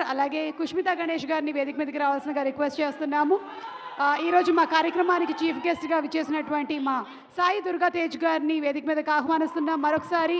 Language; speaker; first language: Telugu; native; Telugu